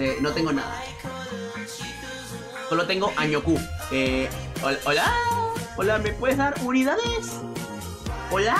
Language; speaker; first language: Spanish; native; Spanish